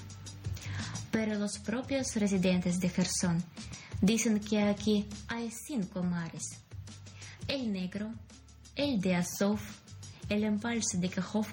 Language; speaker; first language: Spanish; non-native, fluent; Ukrainian